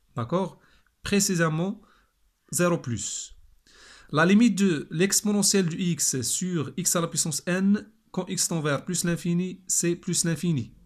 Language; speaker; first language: French; non-native, local second language; Arabic